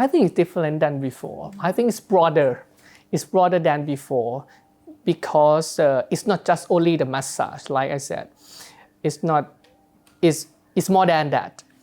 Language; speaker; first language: English; non-native, learner; Thai